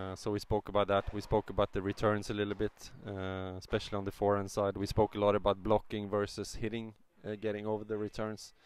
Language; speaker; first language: English; non-native, fluent; Swedish